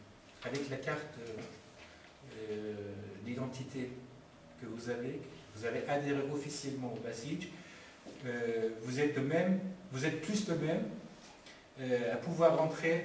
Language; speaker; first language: French; non-native, fluent; Persian